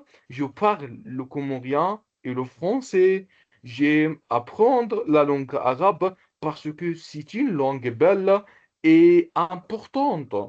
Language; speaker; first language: French; non-native, local second language; Comorian